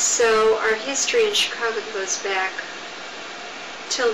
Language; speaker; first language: English; native; English